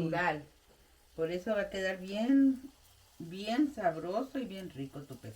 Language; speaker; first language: Spanish; native; Spanish